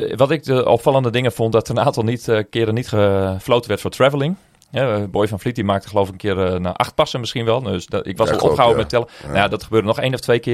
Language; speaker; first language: Dutch; native; Dutch